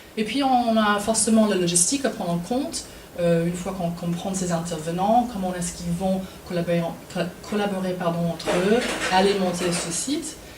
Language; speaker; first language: French; non-native, fluent; English